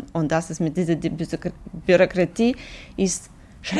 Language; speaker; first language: German; non-native, fluent; Ukrainian